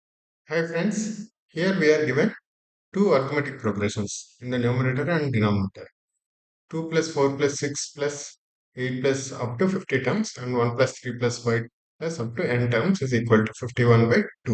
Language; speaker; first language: English; non-native, local second language; Telugu